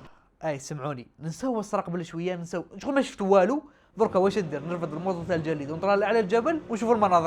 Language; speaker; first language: Arabic; native; Arabic